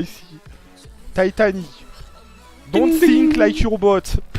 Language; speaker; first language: English; non-native, learner; French